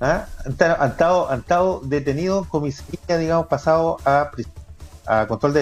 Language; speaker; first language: Spanish; native; Spanish